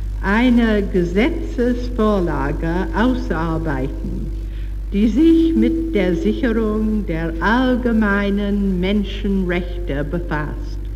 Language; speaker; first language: German; non-native, learner; English